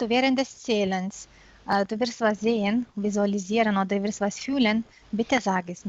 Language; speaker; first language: German; non-native, fluent; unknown